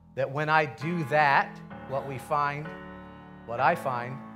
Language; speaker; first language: English; native; English